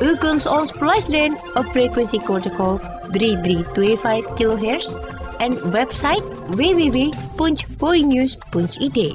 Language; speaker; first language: Dutch; non-native, fluent; Indonesian